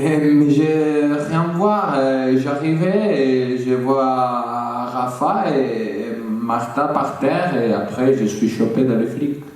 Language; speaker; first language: French; non-native, learner; Spanish